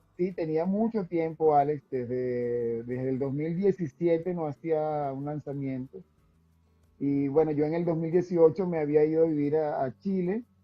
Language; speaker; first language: Spanish; native; Spanish